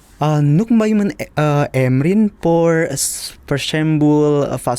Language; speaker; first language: Albanian; non-native, learner; Indonesian